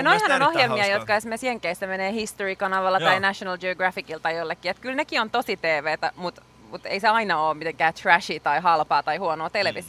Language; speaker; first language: Finnish; native; Finnish